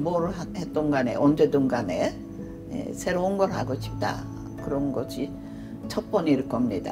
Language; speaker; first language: Korean; early bilingual, heritage; Korean